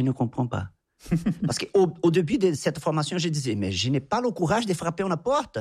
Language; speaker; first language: French; non-native, fluent; Portuguese